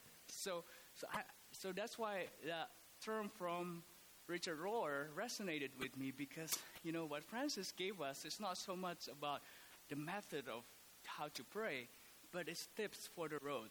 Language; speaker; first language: English; non-native, fluent; Indonesian